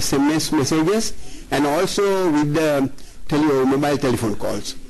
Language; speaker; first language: English; non-native, local second language; Sinhala